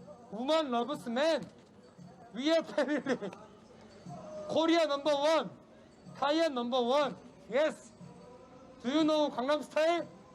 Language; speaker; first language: English; non-native, learner; Korean